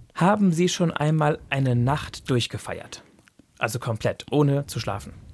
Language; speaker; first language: German; native; German